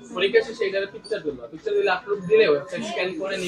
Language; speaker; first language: Bangla; native; Bangla